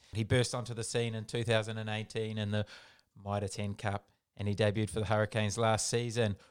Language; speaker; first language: English; native; English